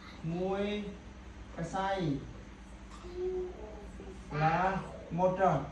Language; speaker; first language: Vietnamese; non-native, local second language; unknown